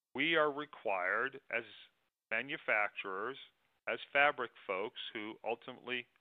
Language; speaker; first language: English; native; English